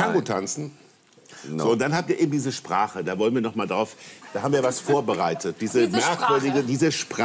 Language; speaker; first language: German; native; German